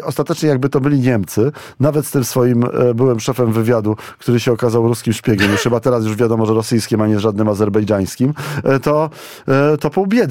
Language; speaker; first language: Polish; native; Polish